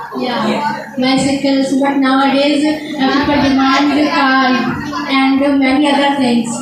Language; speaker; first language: English; non-native, learner; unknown